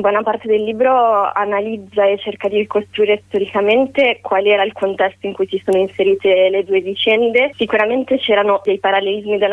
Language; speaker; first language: Italian; native; Italian